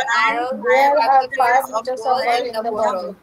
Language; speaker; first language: English; non-native, learner; Bangla